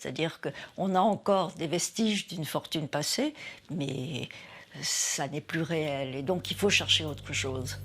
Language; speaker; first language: French; native; French